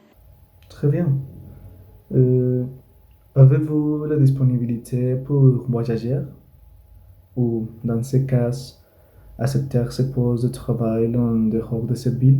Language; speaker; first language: French; non-native, learner; Spanish